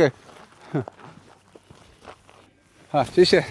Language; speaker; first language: Chinese; non-native, learner; Kannada